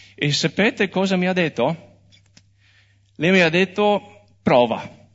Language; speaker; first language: Italian; non-native, fluent; English